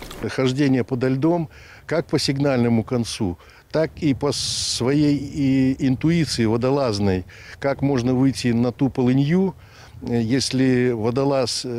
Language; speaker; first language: Russian; native; Russian